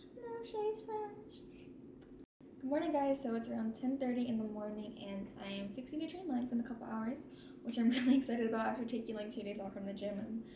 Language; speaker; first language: English; native; English